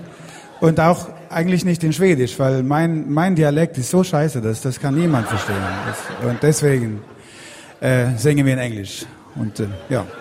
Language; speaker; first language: German; non-native, fluent; Swedish